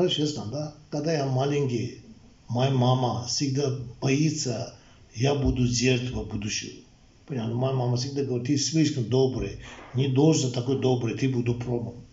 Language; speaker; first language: Russian; non-native, learner; Tibetan